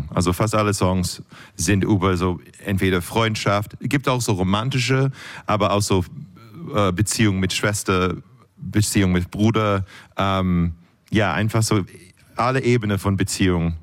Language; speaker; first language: German; non-native, learner; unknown